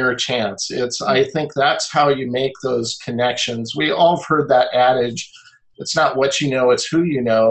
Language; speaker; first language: English; native; English